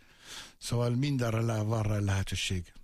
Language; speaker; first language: Hungarian; non-native, fluent; Arabic